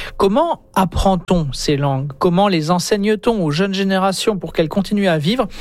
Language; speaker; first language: French; native; French